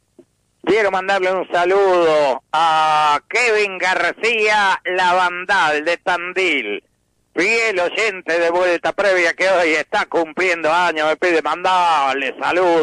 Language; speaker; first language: Spanish; native; Spanish